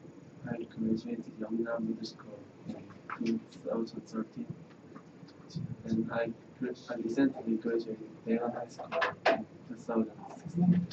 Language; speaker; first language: English; non-native, learner; Korean